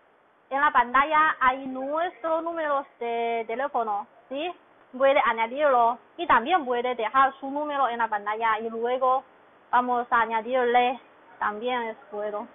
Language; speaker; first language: Spanish; non-native, learner; Chinese